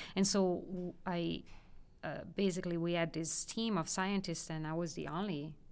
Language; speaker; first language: English; non-native, fluent; Italian